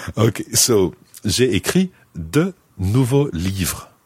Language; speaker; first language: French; non-native, fluent; English